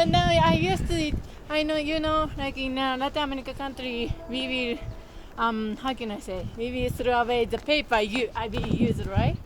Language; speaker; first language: English; non-native, learner; Japanese